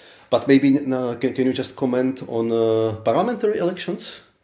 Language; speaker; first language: English; non-native, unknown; Czech